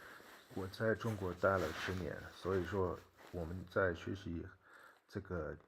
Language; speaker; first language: Chinese; non-native, fluent; English